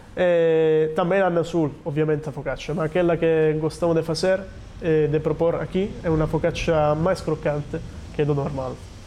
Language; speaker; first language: Portuguese; non-native, learner; Italian